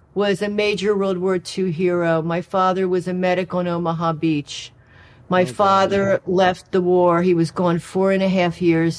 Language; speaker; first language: English; native; English